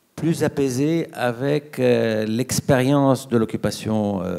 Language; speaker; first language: French; non-native, local second language; Arabic